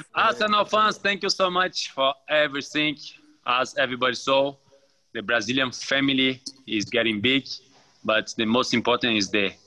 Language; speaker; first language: English; non-native, fluent; Portuguese